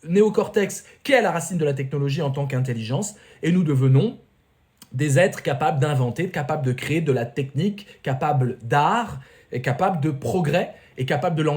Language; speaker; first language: French; native; French